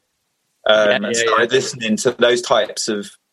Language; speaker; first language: English; native; English